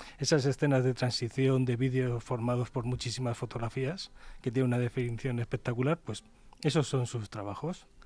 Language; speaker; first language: Spanish; native; Spanish